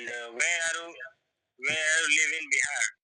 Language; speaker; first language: English; non-native, learner; Hindi